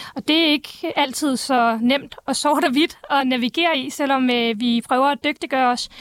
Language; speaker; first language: Danish; early bilingual, other home language; Turkish